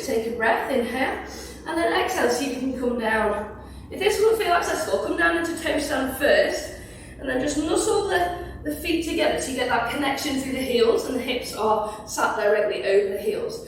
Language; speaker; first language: English; native; English